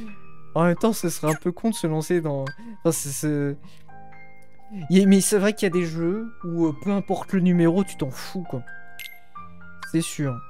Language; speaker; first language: French; native; French